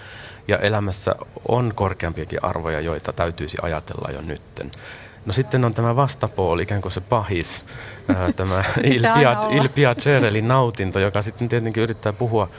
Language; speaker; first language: Finnish; native; Finnish